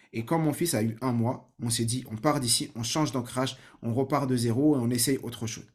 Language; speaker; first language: French; native; French